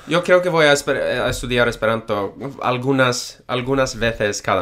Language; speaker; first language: Spanish; non-native, fluent; English